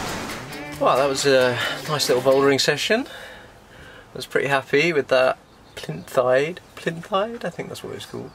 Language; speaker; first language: English; native; English